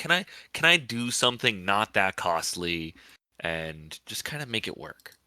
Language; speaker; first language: English; native; English